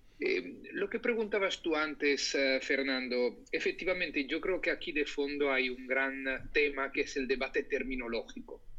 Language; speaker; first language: Spanish; non-native, fluent; Italian